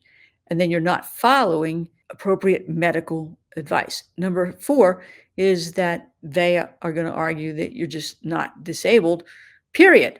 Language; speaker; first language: English; native; English